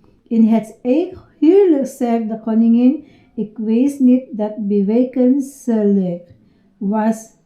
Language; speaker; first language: Dutch; non-native, learner; Iloko